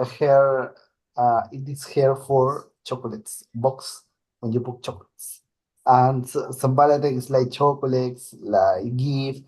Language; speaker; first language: English; non-native, learner; Spanish